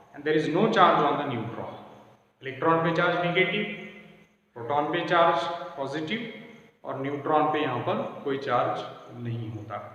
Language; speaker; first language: Hindi; non-native, local second language; Marathi